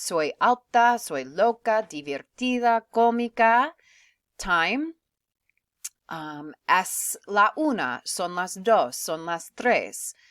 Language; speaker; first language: Spanish; non-native, fluent; English